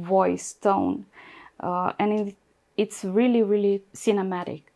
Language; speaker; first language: English; non-native, fluent; Romanian